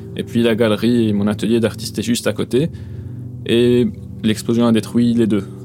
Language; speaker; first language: French; non-native, local second language; Arabic